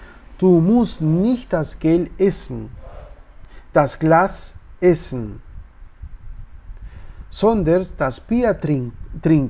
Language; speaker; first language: German; non-native, learner; Spanish